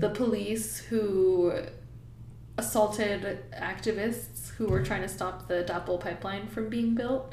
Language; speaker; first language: English; early bilingual, other home language; Spanish